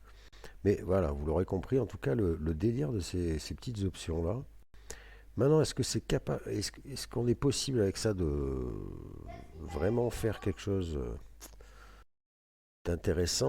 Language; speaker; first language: French; native; French